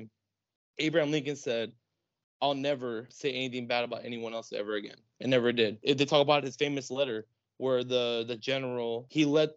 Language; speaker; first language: English; native; English